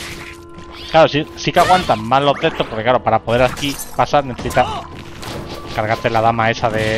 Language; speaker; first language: Spanish; native; Spanish